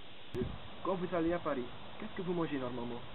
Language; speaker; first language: French; non-native, learner; Dutch